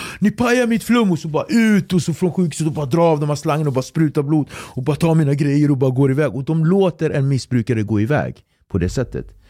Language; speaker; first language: Swedish; early bilingual, other home language; Kabuverdianu